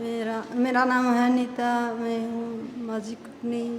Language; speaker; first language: Hindi; non-native, local second language; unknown